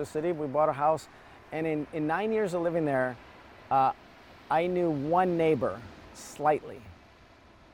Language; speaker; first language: English; early bilingual, other home language; Serbian